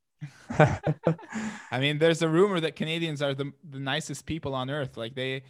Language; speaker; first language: English; non-native, fluent; Arabic